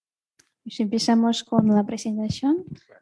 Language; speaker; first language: Spanish; non-native, fluent; Russian